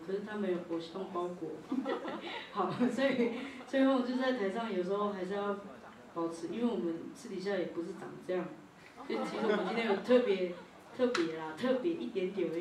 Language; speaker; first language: Chinese; native; Chinese